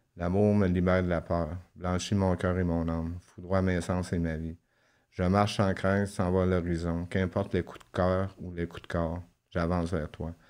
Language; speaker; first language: French; native; French